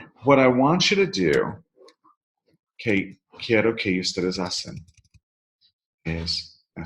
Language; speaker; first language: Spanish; non-native, learner; English